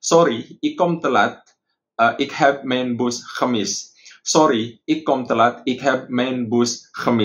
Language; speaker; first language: Dutch; non-native, fluent; Indonesian